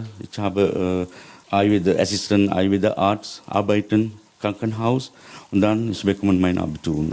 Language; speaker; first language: German; non-native, learner; Sinhala